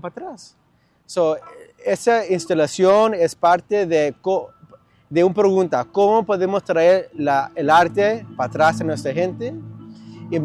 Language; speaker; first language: Spanish; early bilingual, heritage; Spanish